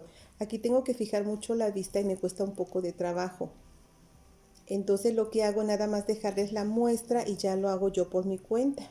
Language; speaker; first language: Spanish; native; Spanish